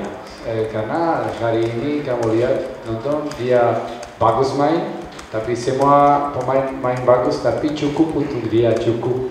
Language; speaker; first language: Indonesian; non-native, learner; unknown